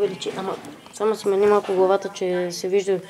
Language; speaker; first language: Bulgarian; native; Bulgarian